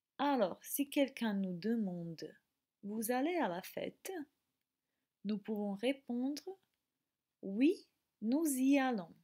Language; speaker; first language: French; non-native, fluent; Croatian